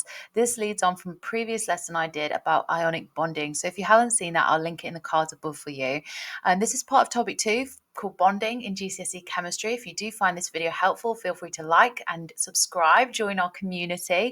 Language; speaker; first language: English; native; English